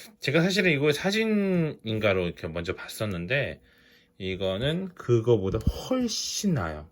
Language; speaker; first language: Korean; native; Korean